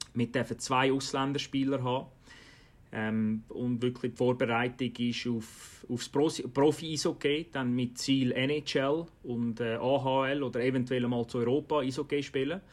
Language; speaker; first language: German; native; German